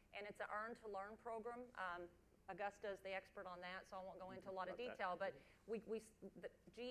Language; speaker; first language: English; native; English